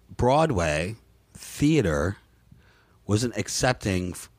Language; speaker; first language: English; native; English